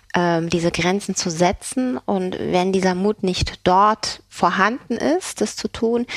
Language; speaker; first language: German; native; German